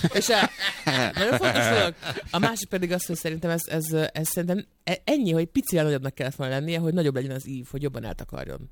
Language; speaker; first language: Hungarian; native; Hungarian